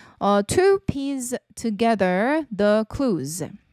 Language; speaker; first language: English; non-native, fluent; Korean